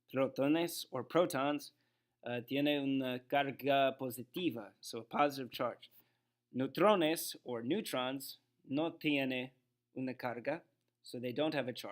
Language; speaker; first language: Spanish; non-native, learner; English